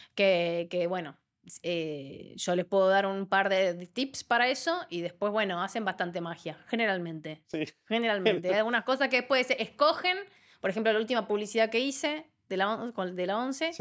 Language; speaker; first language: Spanish; native; Spanish